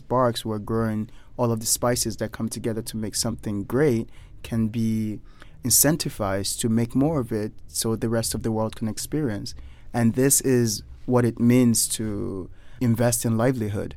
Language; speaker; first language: English; non-native, local second language; Yoruba